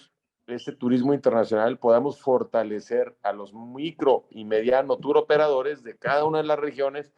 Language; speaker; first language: Spanish; native; Spanish